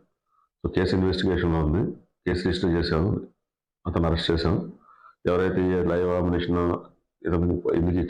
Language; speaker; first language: Telugu; native; Telugu